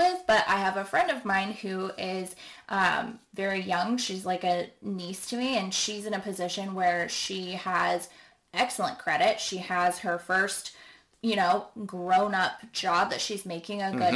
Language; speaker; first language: English; native; English